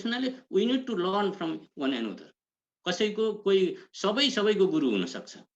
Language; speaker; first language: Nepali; native; Nepali